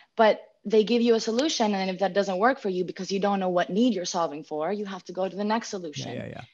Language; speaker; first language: English; non-native, fluent; Greek